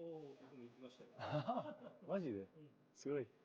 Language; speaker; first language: Japanese; non-native, learner; English